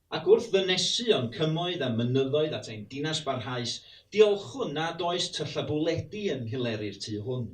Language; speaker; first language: Welsh; early bilingual, heritage; Welsh